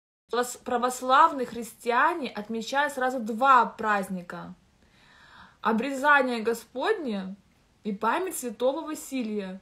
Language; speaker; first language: Russian; native; Russian